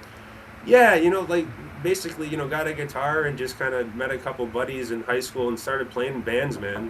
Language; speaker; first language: English; native; English